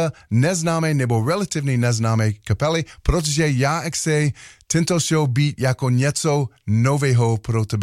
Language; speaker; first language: Czech; non-native, learner; English